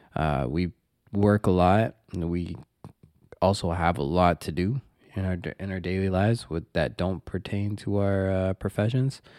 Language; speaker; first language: English; native; English